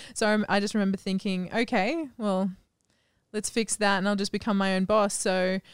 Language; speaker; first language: English; native; English